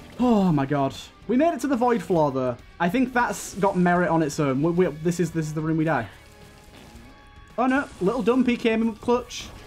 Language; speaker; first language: English; native; English